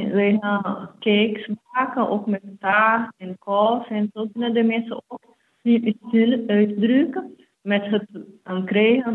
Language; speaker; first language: Dutch; non-native, fluent; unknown